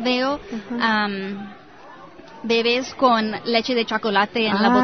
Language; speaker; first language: Spanish; non-native, learner; English